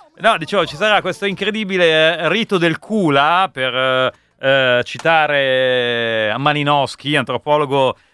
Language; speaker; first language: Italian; native; Italian